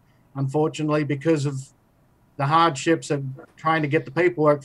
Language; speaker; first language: English; native; English